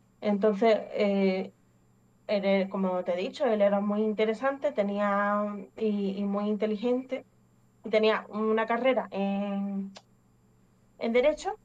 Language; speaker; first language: Spanish; early bilingual, other home language; English